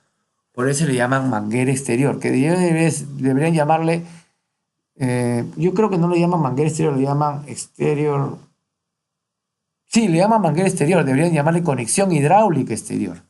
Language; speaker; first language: Spanish; native; Spanish